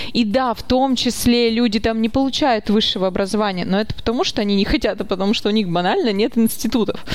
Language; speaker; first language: Russian; native; Russian